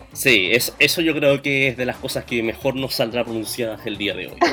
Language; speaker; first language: Spanish; native; Spanish